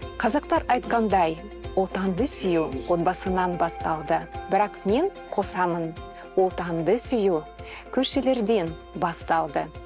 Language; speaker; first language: Kazakh; non-native, local second language; Russian